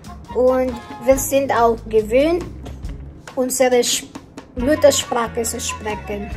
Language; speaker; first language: German; non-native, learner; Filipino